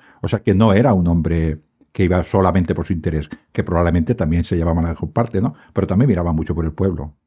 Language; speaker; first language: Spanish; native; Spanish